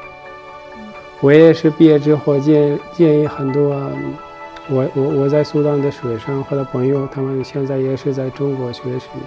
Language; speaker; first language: Chinese; non-native, learner; Arabic